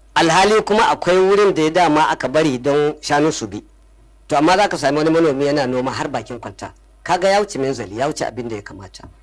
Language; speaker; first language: Hausa; non-native, local second language; Fula